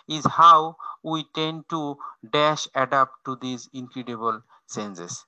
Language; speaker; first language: English; non-native, local second language; Bangla